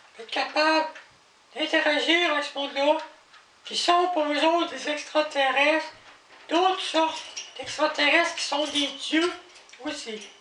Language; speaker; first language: French; native; French